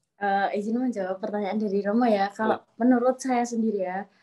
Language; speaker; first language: Indonesian; native; Indonesian